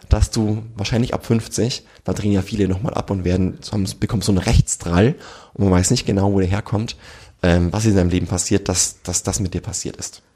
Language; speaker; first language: German; native; German